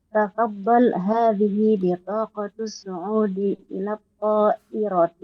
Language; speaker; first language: Arabic; non-native, learner; Indonesian